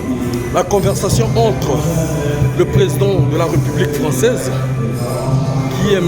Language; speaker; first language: French; non-native, local second language; Lingala